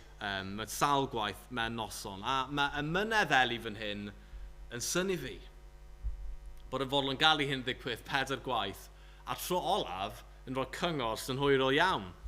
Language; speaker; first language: Welsh; native; Welsh